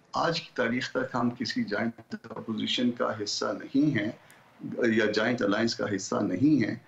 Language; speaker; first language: Urdu; non-native, local second language; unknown